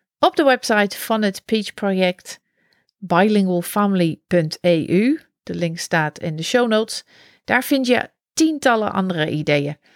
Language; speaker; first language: Dutch; non-native, fluent; English